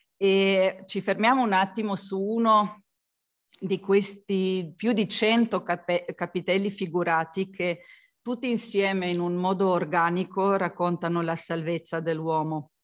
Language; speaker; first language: Italian; non-native, fluent; Slovenian